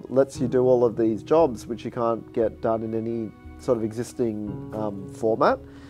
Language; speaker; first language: English; native; English